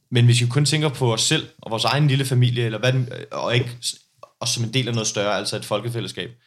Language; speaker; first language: Danish; early bilingual, other home language; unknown